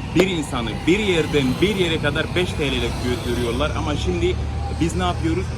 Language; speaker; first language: Turkish; non-native, fluent; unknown